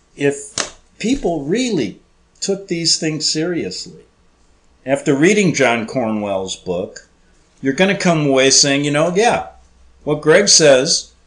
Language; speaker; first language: English; native; English